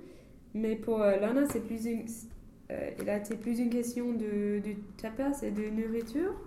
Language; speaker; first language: French; non-native, fluent; English